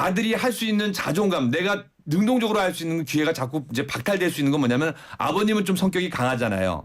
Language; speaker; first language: Korean; native; Korean